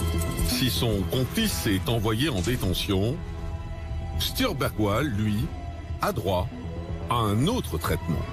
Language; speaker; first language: French; native; French